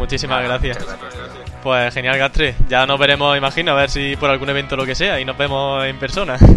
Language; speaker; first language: Spanish; native; Spanish